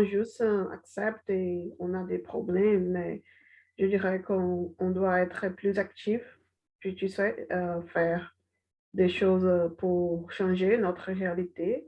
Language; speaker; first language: French; non-native, learner; Portuguese